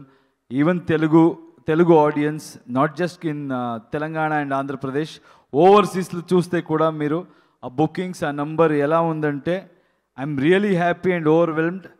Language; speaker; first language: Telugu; non-native, learner; Kannada